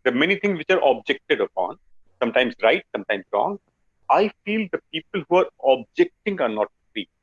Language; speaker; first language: English; non-native, local second language; Hindi